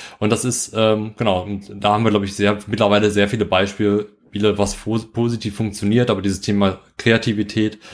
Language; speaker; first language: German; native; German